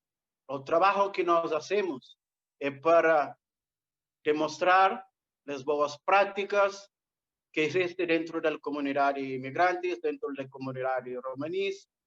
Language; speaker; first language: Spanish; non-native, fluent; Portuguese